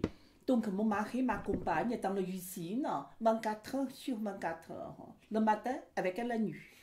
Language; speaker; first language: French; non-native, learner; Chinese